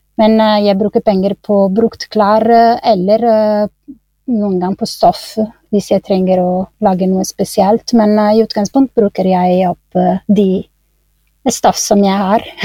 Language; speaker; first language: Norwegian; non-native, fluent; Italian